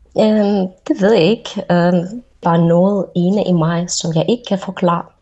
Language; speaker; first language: Danish; non-native, fluent; Russian